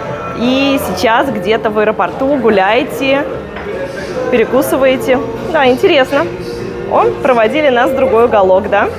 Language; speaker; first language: Russian; native; Russian